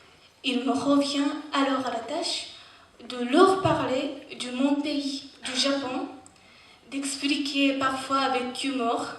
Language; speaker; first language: French; non-native, fluent; Japanese